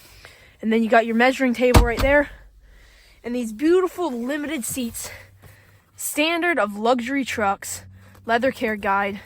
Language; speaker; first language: English; native; English